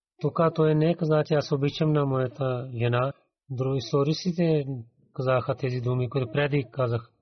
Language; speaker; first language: Bulgarian; non-native, learner; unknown